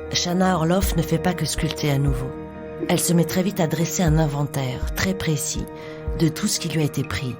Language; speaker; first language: French; native; French